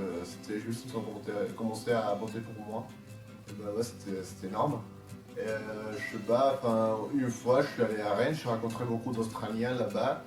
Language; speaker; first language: French; non-native, fluent; Spanish